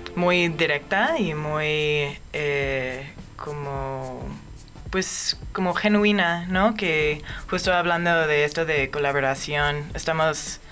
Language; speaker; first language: Spanish; non-native, fluent; English